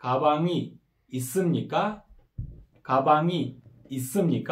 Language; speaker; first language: Korean; non-native, fluent; Kyrgyz